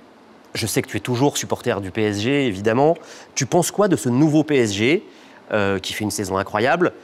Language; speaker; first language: French; native; French